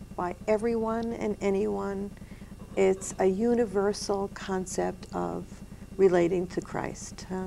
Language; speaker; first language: English; native; English